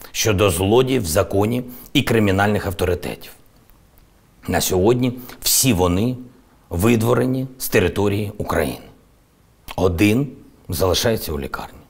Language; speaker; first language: Ukrainian; non-native, local second language; Russian